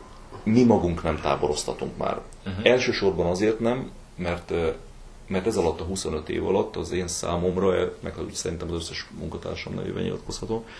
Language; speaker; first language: Hungarian; native; Hungarian